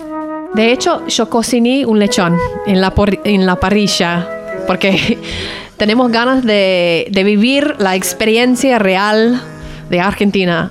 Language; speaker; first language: Spanish; non-native, learner; English